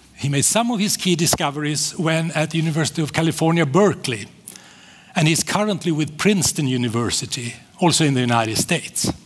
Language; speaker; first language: English; non-native, fluent; Swedish